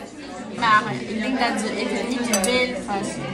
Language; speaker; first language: Dutch; non-native, learner; Romanian